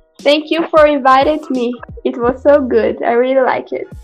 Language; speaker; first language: English; non-native, learner; Portuguese